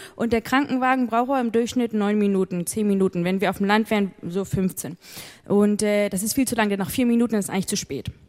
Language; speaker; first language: German; native; German